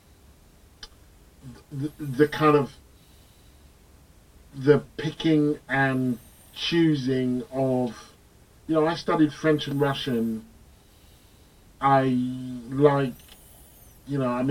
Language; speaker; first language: English; native; English